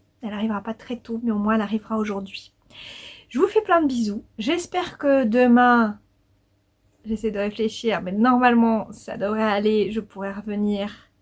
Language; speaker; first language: French; native; French